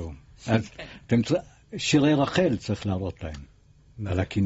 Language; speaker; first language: Hebrew; native; Hebrew